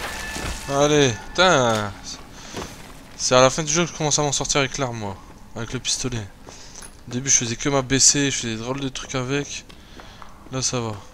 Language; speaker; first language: French; native; French